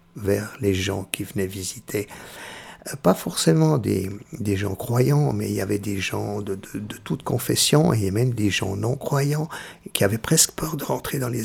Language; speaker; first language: French; native; French